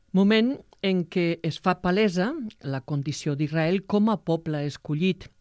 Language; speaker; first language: Catalan; native; Catalan